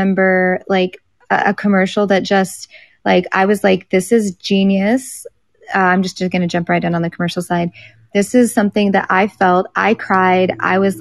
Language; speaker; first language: English; native; English